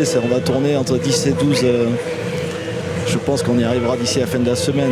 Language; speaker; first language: French; native; French